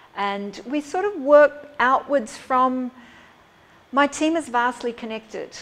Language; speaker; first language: English; native; English